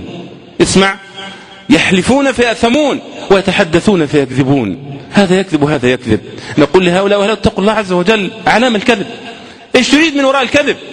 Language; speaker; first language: Arabic; native; Arabic